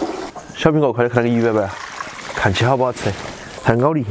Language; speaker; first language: Chinese; native; Chinese